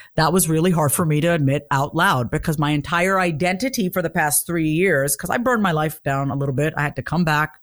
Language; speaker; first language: English; native; English